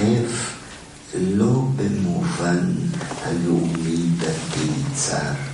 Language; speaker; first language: Hebrew; non-native, fluent; German